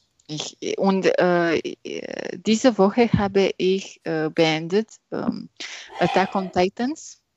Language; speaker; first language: German; non-native, learner; French